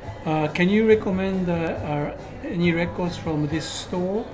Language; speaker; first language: English; non-native, learner; Japanese